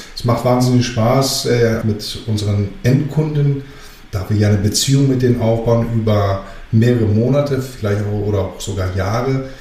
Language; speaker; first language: German; early bilingual, other home language; Greek